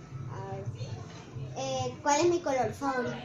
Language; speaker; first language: Spanish; native; Spanish